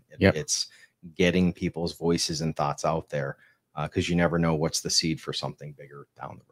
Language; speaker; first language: English; native; English